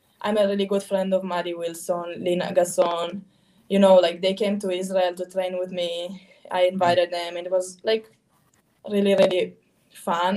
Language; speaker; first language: English; non-native, fluent; Hebrew